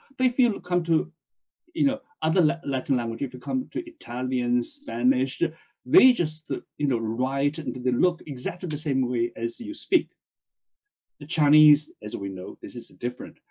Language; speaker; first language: English; non-native, fluent; Chinese